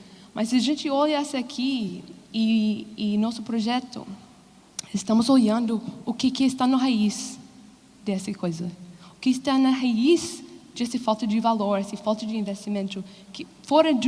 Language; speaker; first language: Portuguese; non-native, fluent; English